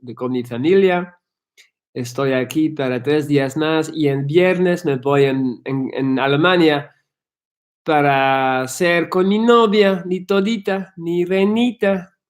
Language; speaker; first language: Spanish; non-native, learner; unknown